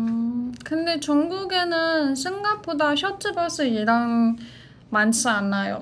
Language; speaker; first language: Korean; non-native, fluent; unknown